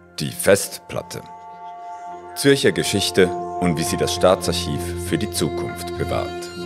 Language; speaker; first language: German; native; German